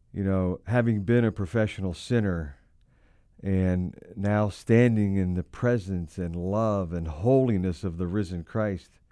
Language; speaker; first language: English; native; English